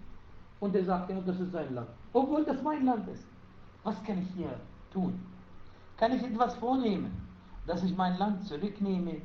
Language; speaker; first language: German; non-native, fluent; Arabic